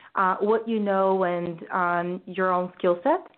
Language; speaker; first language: English; non-native, fluent; Bulgarian